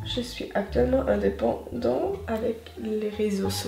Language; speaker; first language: French; non-native, local second language; German